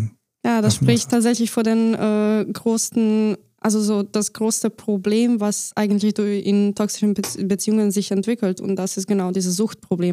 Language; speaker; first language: German; non-native, fluent; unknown